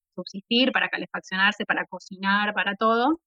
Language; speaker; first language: Spanish; native; Spanish